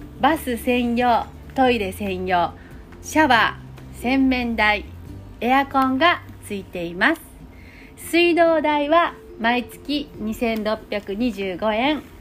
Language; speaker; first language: Japanese; native; Japanese